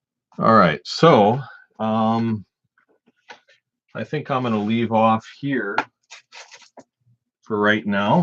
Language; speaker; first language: English; native; English